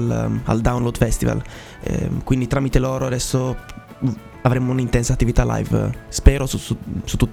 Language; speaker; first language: Italian; native; Italian